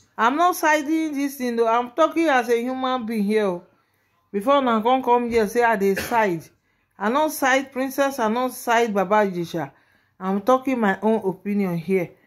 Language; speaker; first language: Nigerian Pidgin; non-native, local second language; Yoruba